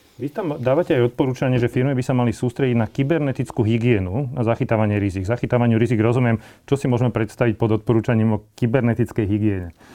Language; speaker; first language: Slovak; native; Slovak